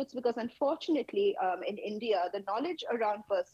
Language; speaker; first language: English; non-native, local second language; Bangla